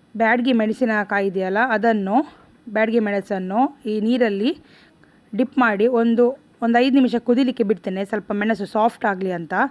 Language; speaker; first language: Kannada; non-native, local second language; Tulu